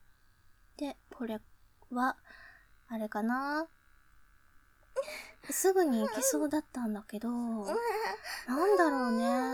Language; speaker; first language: Japanese; native; Japanese